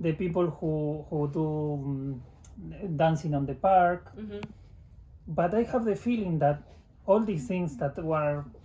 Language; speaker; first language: English; non-native, learner; Spanish